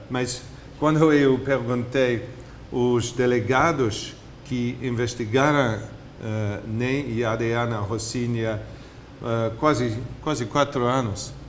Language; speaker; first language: Portuguese; non-native, fluent; English